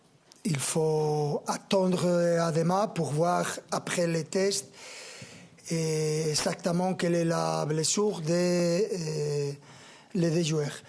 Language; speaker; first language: French; non-native, fluent; Spanish